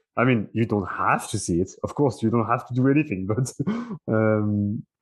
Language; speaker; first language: English; non-native, fluent; French